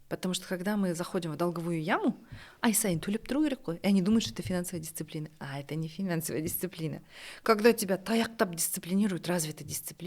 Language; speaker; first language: Russian; non-native, local second language; Kazakh